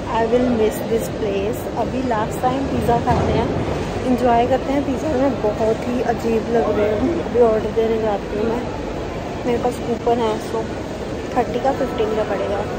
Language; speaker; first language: Hindi; non-native, local second language; Punjabi